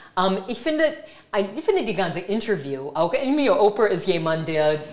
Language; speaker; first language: German; non-native, fluent; English